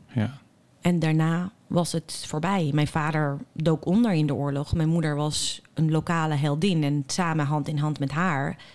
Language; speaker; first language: Dutch; early bilingual, other home language; Bosnian